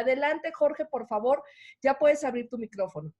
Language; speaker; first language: Spanish; native; Spanish